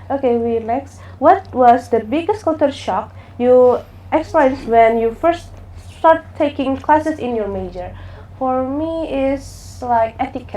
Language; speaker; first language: English; non-native, learner; Indonesian